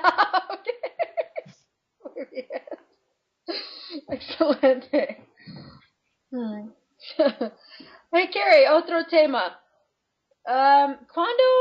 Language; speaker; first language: Spanish; non-native, fluent; English